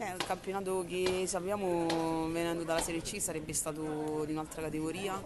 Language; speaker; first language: Italian; native; Italian